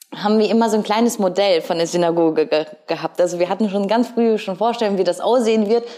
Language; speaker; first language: German; early bilingual, other home language; Ukrainian